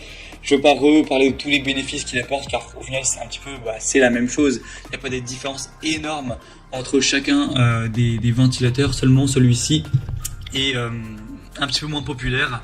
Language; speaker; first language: French; native; French